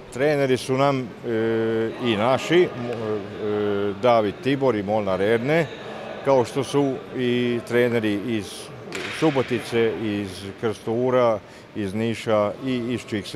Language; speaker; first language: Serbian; non-native, local second language; Hungarian